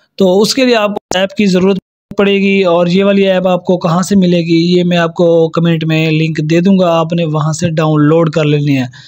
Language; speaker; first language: Urdu; non-native, local second language; Punjabi